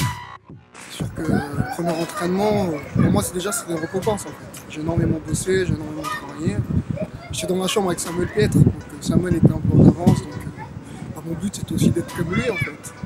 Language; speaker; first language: French; early bilingual, other home language; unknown